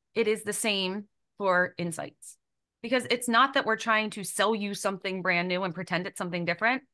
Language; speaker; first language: English; native; English